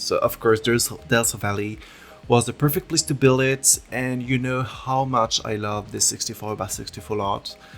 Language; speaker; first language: English; non-native, fluent; French